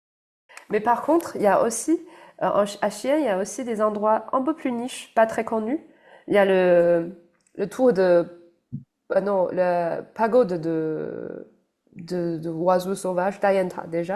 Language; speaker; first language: French; non-native, fluent; Chinese